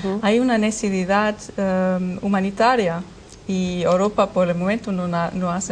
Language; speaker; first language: Spanish; non-native, learner; German